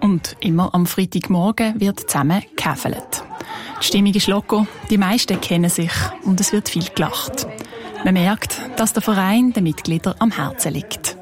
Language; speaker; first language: German; native; German